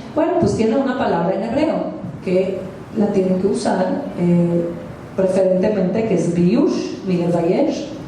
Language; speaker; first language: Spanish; non-native, fluent; Hebrew